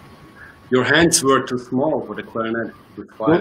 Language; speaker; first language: English; non-native, fluent; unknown